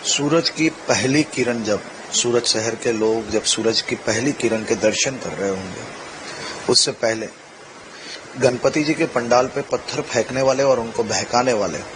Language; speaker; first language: Hindi; non-native, local second language; Gujarati